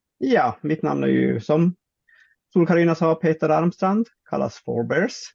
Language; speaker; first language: Swedish; native; Swedish